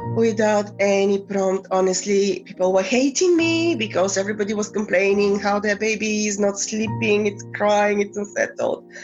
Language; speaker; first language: English; non-native, fluent; Bulgarian